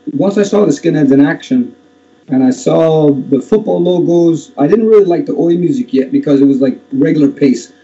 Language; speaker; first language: English; native; English